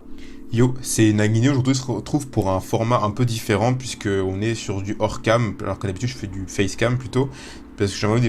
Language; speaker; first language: French; native; French